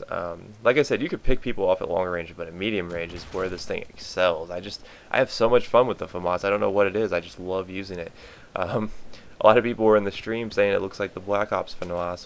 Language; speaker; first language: English; native; English